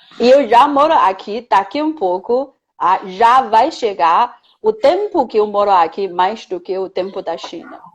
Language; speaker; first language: Portuguese; non-native, fluent; Chinese